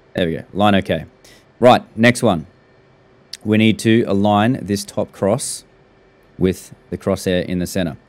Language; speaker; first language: English; native; English